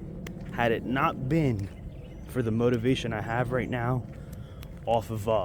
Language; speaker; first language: English; native; English